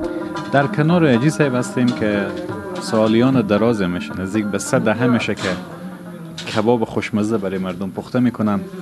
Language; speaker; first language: Persian; native; Persian